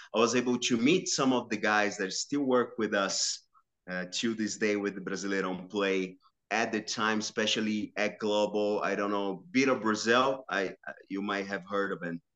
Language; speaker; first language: English; non-native, fluent; Portuguese